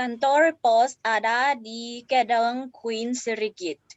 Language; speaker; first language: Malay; non-native, learner; Thai